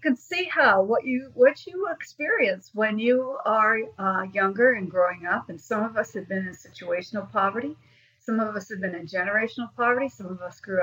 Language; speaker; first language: English; native; English